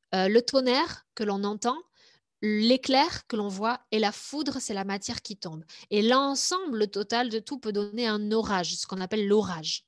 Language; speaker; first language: French; native; French